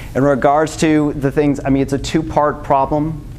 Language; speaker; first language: English; native; English